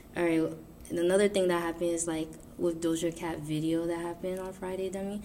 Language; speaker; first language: English; native; English